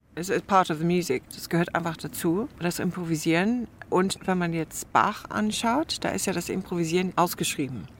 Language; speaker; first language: German; early bilingual, other home language; English